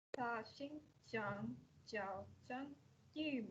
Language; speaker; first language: Chinese; non-native, learner; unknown